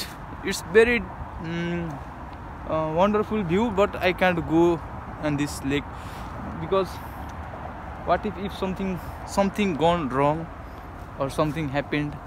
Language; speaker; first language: English; non-native, learner; Nepali